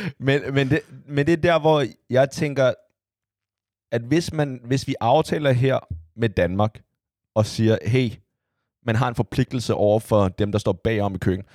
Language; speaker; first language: Danish; early bilingual, other home language; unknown